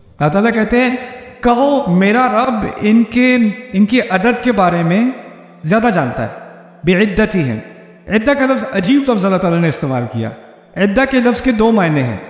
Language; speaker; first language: Urdu; early bilingual, heritage; Urdu